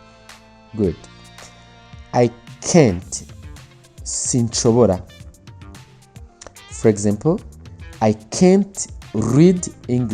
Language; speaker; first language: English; non-native, local second language; Kinyarwanda